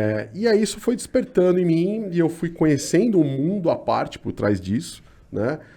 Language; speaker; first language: Portuguese; native; Portuguese